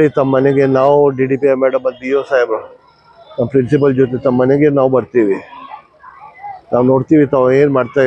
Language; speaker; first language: Kannada; non-native, local second language; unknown